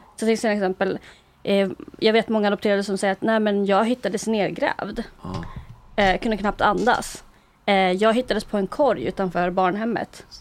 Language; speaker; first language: Swedish; early bilingual, other home language; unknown